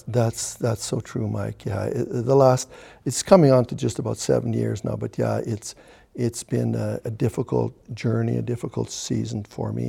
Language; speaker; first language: English; early bilingual, other home language; German